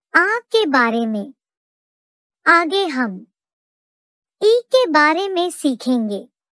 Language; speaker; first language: Hindi; native; Hindi